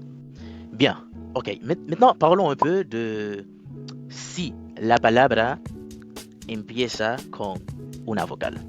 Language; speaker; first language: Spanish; non-native, fluent; French